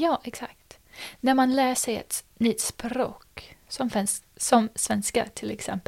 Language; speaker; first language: Swedish; non-native, fluent; English